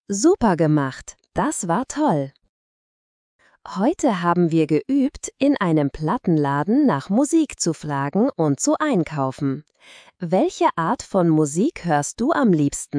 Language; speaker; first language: German; non-native, fluent; Spanish